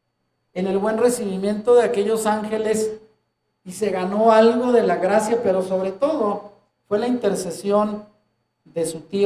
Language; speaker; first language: Spanish; native; Spanish